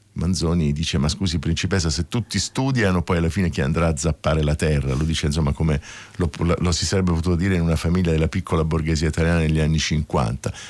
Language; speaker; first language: Italian; native; Italian